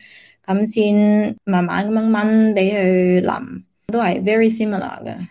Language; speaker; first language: Cantonese; early bilingual, heritage; Cantonese